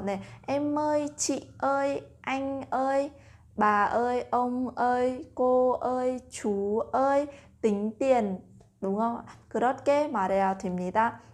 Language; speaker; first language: Korean; non-native, fluent; Vietnamese